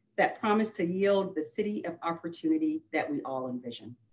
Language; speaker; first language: English; native; English